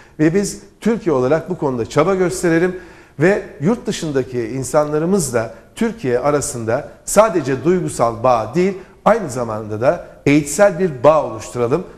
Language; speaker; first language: Turkish; native; Turkish